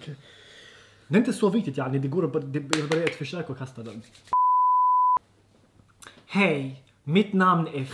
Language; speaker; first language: Swedish; native; Swedish